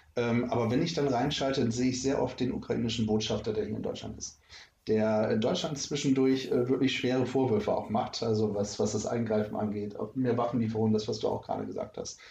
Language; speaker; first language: German; native; German